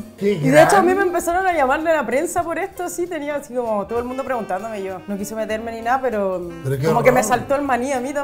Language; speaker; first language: Spanish; native; Spanish